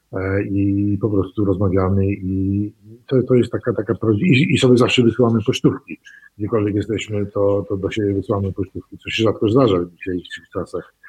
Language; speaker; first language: Polish; early bilingual, heritage; Polish